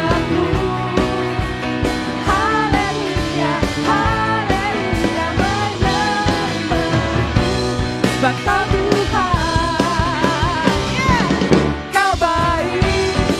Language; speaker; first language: Indonesian; native; Indonesian